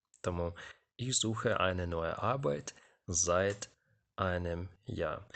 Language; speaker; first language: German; non-native, fluent; Ukrainian